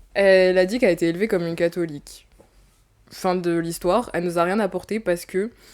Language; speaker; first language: French; native; French